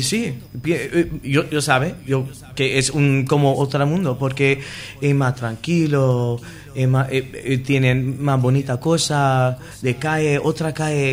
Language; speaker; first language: Spanish; non-native, learner; English